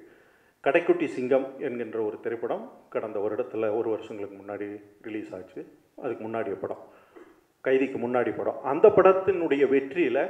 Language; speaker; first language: Tamil; native; Tamil